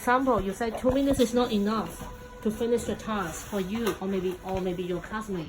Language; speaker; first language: English; non-native, local second language; Cantonese